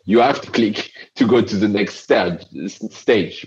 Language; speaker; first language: English; non-native, fluent; French